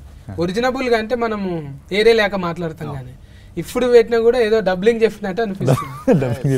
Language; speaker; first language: Telugu; native; Telugu